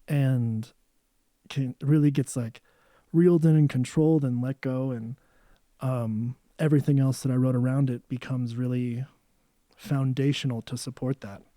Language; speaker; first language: English; native; English